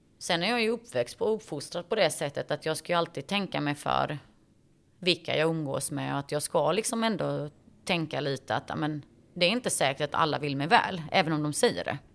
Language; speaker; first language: Swedish; early bilingual, other home language; Bosnian